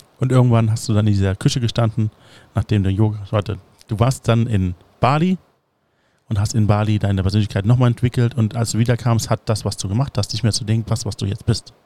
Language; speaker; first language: German; native; German